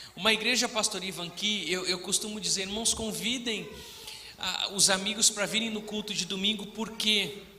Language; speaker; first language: Portuguese; native; Portuguese